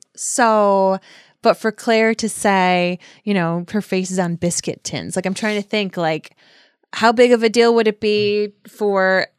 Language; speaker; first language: English; native; English